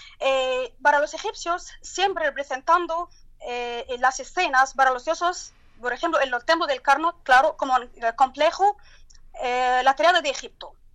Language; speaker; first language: Spanish; non-native, learner; Turkish